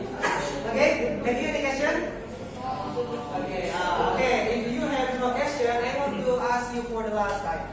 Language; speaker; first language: English; non-native, local second language; Indonesian